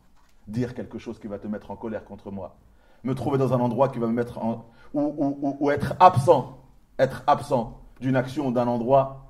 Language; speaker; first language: French; native; French